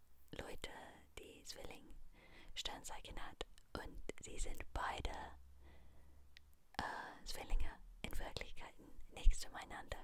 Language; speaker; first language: German; non-native, learner; English